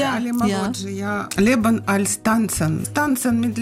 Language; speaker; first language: German; non-native, learner; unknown